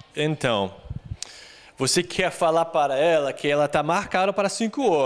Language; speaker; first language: Portuguese; non-native, fluent; English